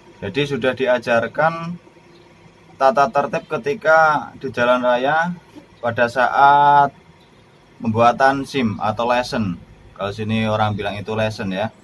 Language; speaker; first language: Indonesian; native; Indonesian